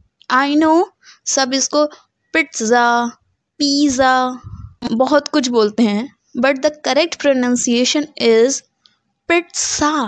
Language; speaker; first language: English; non-native, local second language; Hindi